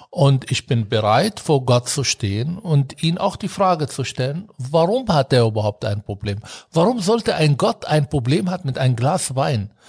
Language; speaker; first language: German; non-native, fluent; Arabic